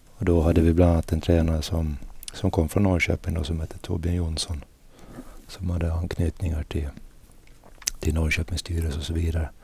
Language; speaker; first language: Swedish; native; Swedish